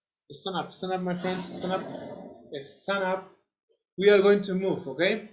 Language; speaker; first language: English; non-native, fluent; Spanish